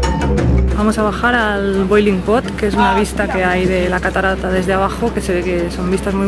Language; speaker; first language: Spanish; native; Spanish